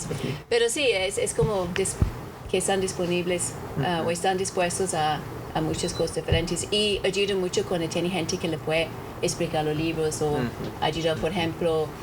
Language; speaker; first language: Spanish; non-native, fluent; English